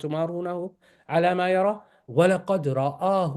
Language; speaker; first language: Arabic; non-native, fluent; English